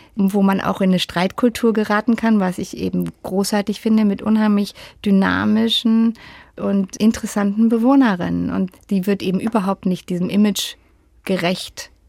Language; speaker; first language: German; native; German